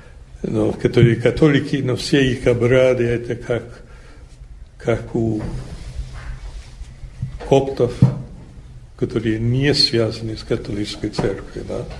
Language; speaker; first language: Russian; non-native, fluent; English